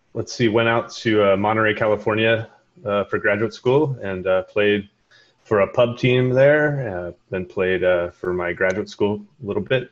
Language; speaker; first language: English; native; English